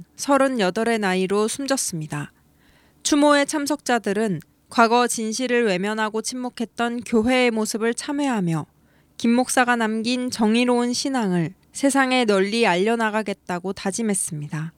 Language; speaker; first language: Korean; native; Korean